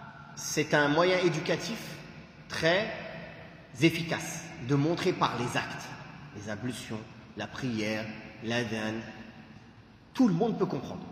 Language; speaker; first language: French; native; French